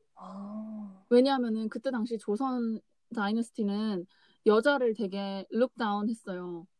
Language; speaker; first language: Korean; native; Korean